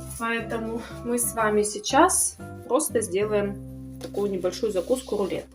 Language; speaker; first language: Russian; native; Russian